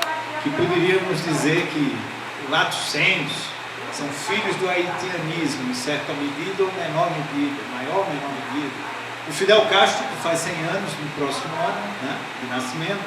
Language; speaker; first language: Portuguese; native; Portuguese